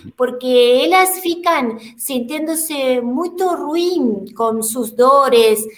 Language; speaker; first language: Portuguese; non-native, learner; Spanish